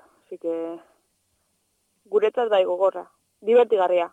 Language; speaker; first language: Basque; non-native, local second language; Spanish